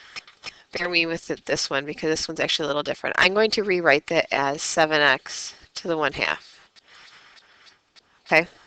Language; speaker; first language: English; native; English